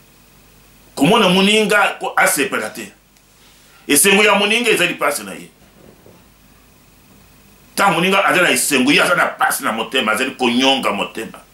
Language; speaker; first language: French; non-native, local second language; Lingala